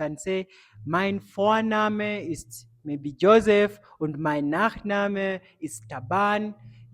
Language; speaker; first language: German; non-native, fluent; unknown